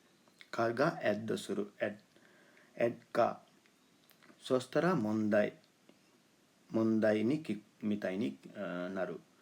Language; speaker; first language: Japanese; non-native, fluent; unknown